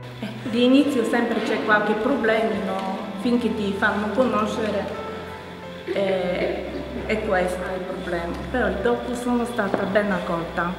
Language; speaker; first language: Italian; non-native, learner; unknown